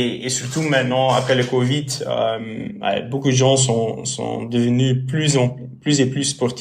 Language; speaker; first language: French; non-native, local second language; Dutch